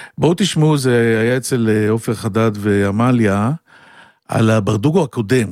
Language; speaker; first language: Hebrew; native; Hebrew